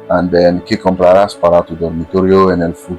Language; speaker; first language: Spanish; non-native, fluent; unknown